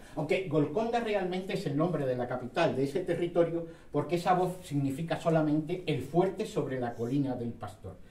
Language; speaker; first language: Spanish; native; Spanish